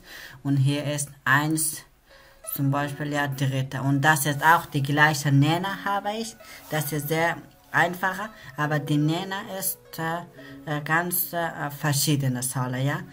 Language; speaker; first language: German; non-native, learner; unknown